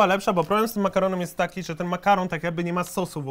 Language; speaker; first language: Polish; native; Polish